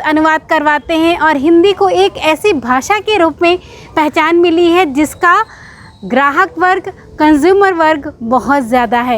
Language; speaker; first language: Hindi; native; Hindi